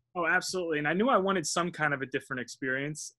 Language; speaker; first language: English; native; English